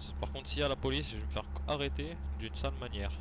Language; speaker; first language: French; native; French